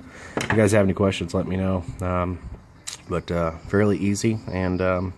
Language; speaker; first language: English; native; English